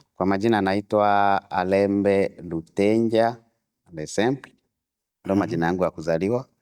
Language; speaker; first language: Swahili; non-native, local second language; Bembe